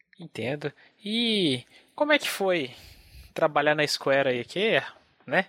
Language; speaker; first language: Portuguese; native; Portuguese